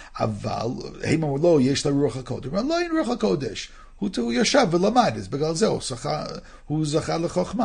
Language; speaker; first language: Hebrew; non-native, fluent; English